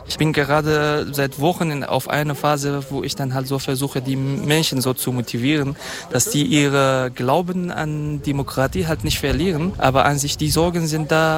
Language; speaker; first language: German; non-native, fluent; Kurdish